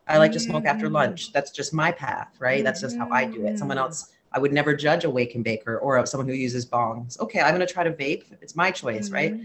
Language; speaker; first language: English; native; English